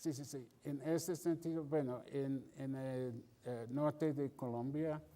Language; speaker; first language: Spanish; non-native, fluent; English